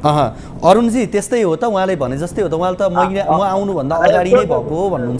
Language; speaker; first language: Nepali; native; Nepali